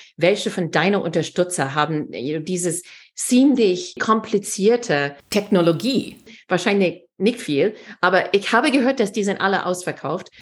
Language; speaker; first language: German; non-native, fluent; English